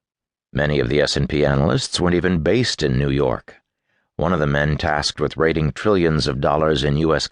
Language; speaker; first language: English; native; English